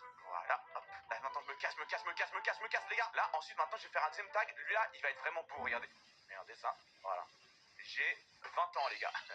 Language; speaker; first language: French; native; French